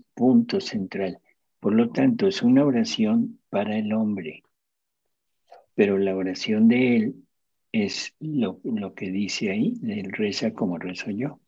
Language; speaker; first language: Spanish; native; Spanish